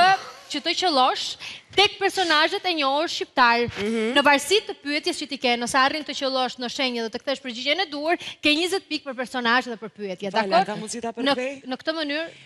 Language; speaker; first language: Albanian; native; Albanian